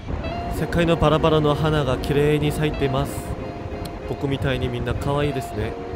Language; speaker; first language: Japanese; non-native, fluent; Korean